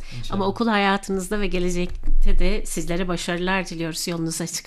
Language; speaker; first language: Turkish; native; Turkish